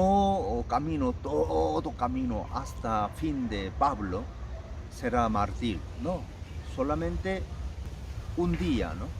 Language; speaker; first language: Spanish; non-native, learner; Korean